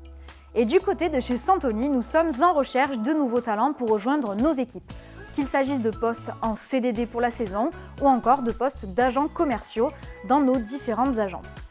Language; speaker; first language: French; native; French